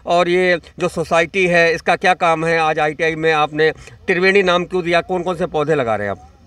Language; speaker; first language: Hindi; native; Hindi